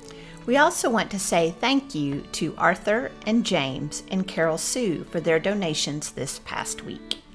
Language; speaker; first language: English; native; English